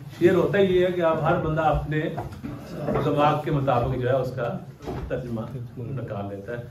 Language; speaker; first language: Urdu; non-native, local second language; Punjabi